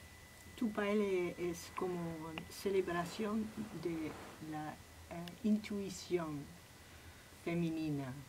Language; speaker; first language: Spanish; non-native, learner; English